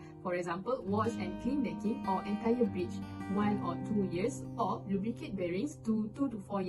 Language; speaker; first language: English; non-native, local second language; Malay